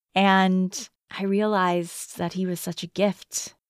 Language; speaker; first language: English; native; English